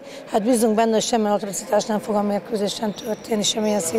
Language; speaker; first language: Hungarian; native; Hungarian